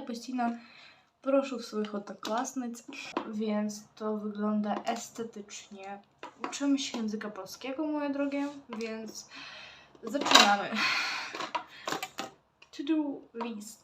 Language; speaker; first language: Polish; non-native, learner; Ukrainian